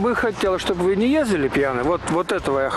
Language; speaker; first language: Russian; non-native, local second language; Lithuanian